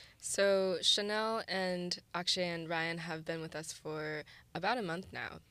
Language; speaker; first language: English; early bilingual, other home language; Chinese